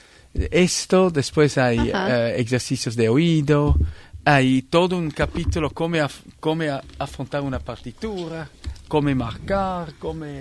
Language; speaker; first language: Spanish; non-native, fluent; Italian